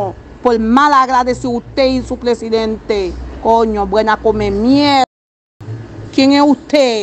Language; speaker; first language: Spanish; non-native, learner; Haitian Creole